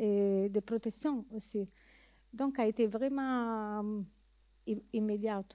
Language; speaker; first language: French; non-native, learner; Italian